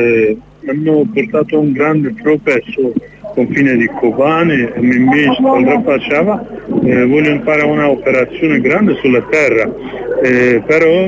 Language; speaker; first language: Italian; non-native, learner; Kurdish